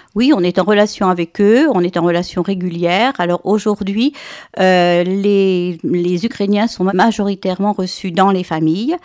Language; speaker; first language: French; native; French